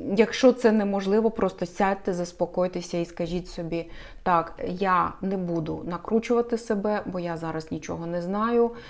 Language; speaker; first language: Ukrainian; non-native, local second language; Russian